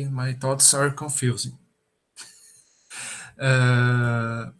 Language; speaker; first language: English; non-native, learner; Portuguese